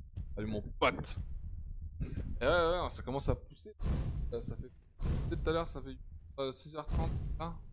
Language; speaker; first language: French; native; French